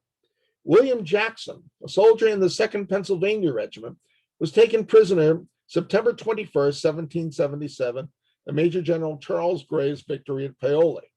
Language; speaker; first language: English; native; English